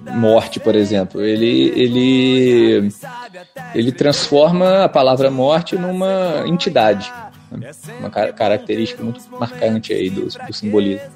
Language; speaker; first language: Portuguese; native; Portuguese